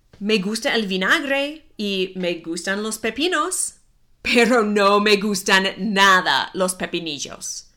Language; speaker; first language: Spanish; non-native, fluent; English